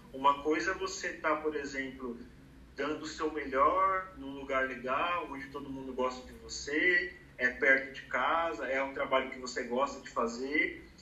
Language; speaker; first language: Portuguese; native; Portuguese